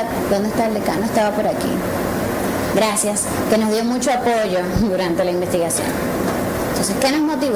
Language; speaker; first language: Spanish; native; Spanish